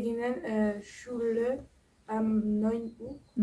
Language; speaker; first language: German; non-native, learner; French